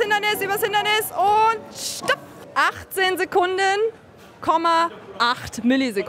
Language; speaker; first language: German; native; German